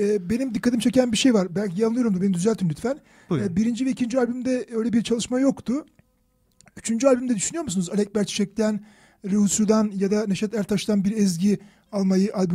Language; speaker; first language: Turkish; native; Turkish